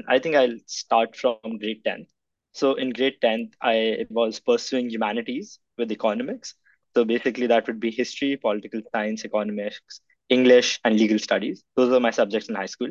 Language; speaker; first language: English; non-native, local second language; Hindi